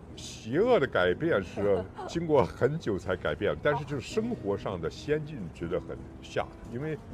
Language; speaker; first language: Chinese; non-native, local second language; English